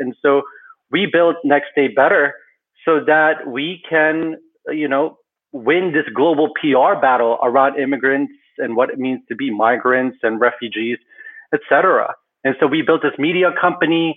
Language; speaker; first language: English; early bilingual, other home language; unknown